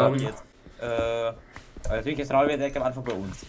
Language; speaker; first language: German; native; German